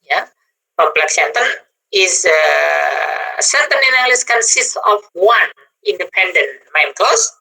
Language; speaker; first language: English; non-native, fluent; Indonesian